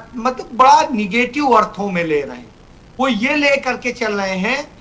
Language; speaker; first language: Hindi; native; Hindi